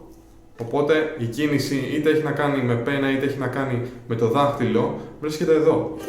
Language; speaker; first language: Greek; native; Greek